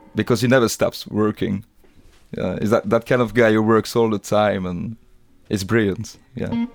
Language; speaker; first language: English; non-native, fluent; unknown